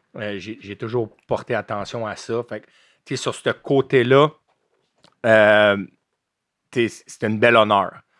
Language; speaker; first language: French; native; French